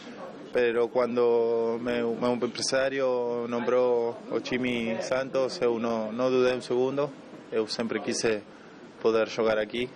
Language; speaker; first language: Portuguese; non-native, learner; Spanish